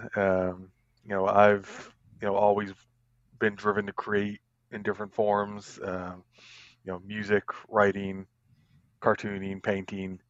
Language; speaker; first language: English; native; English